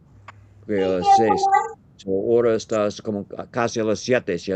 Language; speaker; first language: Spanish; non-native, learner; English